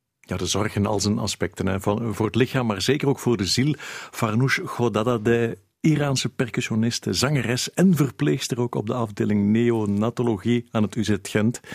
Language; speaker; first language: Dutch; native; Dutch